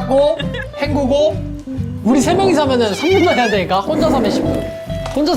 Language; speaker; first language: Korean; native; Korean